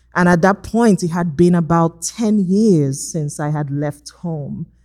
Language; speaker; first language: English; non-native, local second language; Igbo